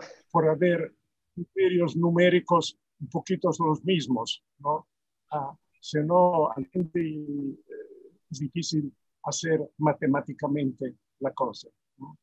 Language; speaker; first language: Spanish; non-native, fluent; Italian